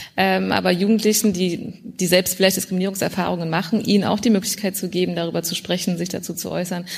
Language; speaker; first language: German; early bilingual, other home language; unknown